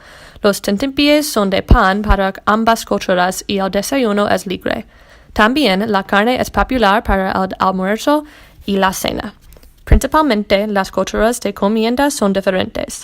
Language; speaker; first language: Spanish; non-native, learner; English